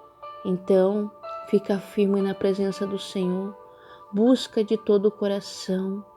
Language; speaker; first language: Portuguese; native; Portuguese